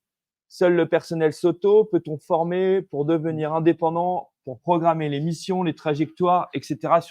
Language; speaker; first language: French; native; French